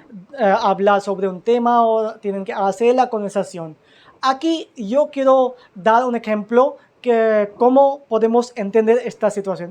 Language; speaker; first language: Spanish; non-native, learner; Hindi